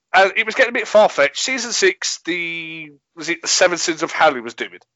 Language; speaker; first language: English; native; English